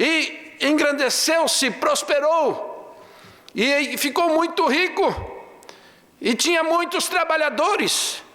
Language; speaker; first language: Portuguese; native; Portuguese